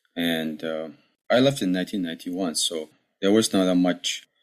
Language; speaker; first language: English; early bilingual, other home language; Arabic